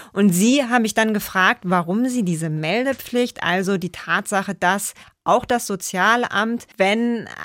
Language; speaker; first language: German; native; German